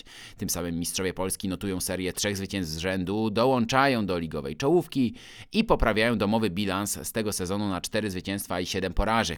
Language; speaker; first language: Polish; native; Polish